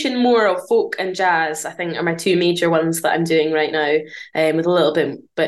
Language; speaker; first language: English; native; English